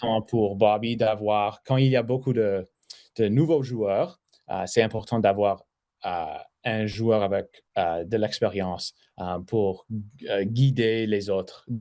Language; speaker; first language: French; non-native, fluent; English